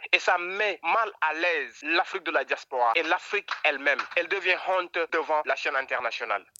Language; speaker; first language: French; non-native, local second language; Wolof